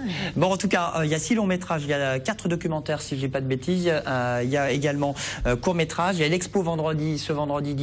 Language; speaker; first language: French; native; French